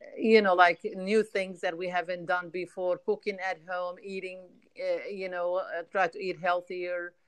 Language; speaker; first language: English; non-native, fluent; Arabic